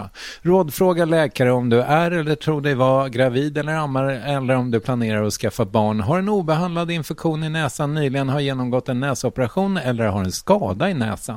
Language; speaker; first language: Swedish; native; Swedish